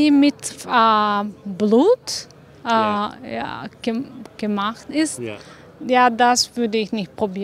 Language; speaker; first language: German; non-native, fluent; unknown